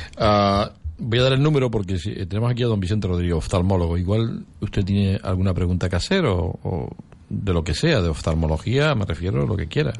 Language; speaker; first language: Spanish; native; Spanish